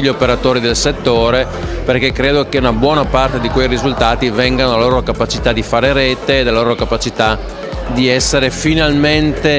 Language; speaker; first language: Italian; native; Italian